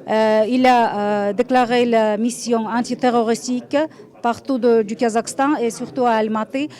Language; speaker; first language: French; non-native, fluent; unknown